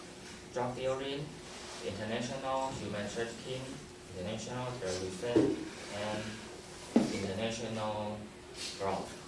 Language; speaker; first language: English; non-native, learner; Chinese